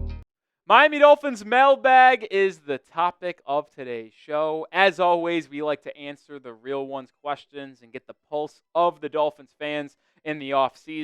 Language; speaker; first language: English; native; English